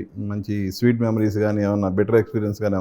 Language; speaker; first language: Telugu; native; Telugu